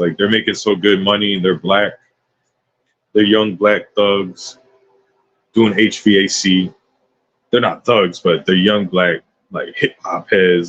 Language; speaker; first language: English; native; English